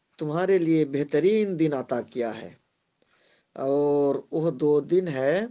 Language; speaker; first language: Urdu; non-native, local second language; Bangla